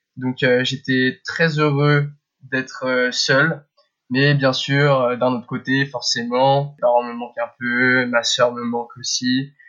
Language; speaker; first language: French; early bilingual, heritage; French